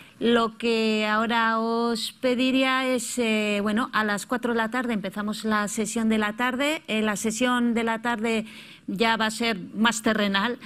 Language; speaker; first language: Spanish; native; Spanish